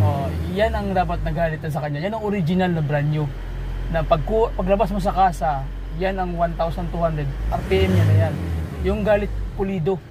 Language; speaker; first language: Filipino; native; Filipino